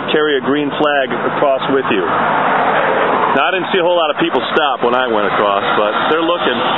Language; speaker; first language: English; native; English